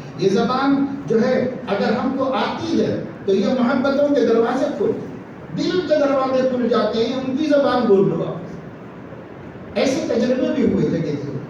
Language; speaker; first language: Urdu; native; Urdu